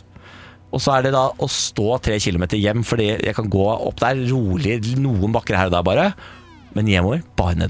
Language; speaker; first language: Norwegian; native; Norwegian